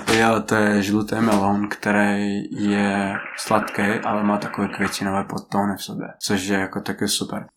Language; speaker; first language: Czech; non-native, fluent; Russian